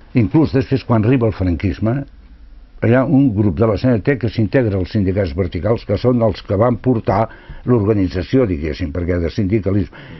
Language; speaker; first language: Catalan; non-native, local second language; Spanish